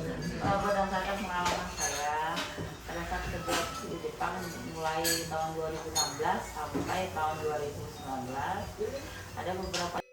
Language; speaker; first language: Indonesian; non-native, local second language; Balinese